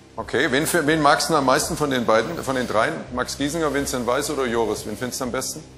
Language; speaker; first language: German; native; German